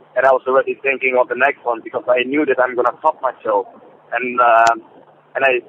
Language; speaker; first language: English; non-native, fluent; Polish